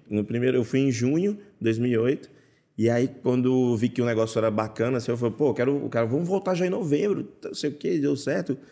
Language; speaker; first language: Portuguese; native; Portuguese